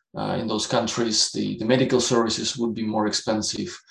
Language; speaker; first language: English; non-native, fluent; Russian